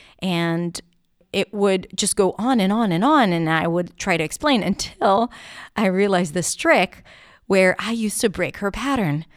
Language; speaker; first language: English; non-native, fluent; Hebrew